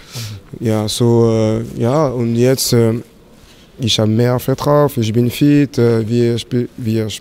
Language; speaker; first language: German; non-native, learner; French